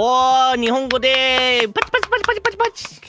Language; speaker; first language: Japanese; non-native, fluent; English